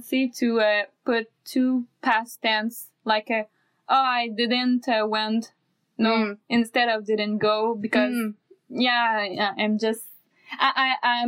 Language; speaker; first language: English; non-native, fluent; French